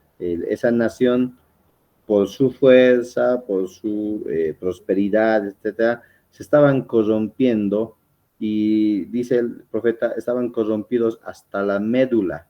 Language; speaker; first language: Spanish; native; Spanish